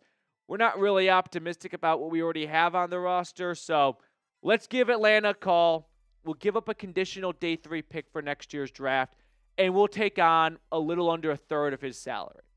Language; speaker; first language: English; native; English